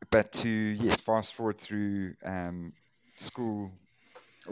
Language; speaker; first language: English; native; English